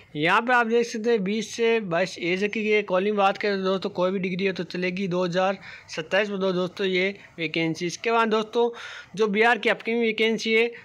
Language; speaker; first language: Hindi; native; Hindi